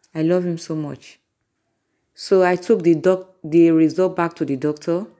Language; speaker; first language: English; non-native, local second language; Yoruba